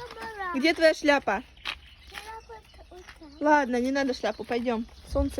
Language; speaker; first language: Russian; native; Russian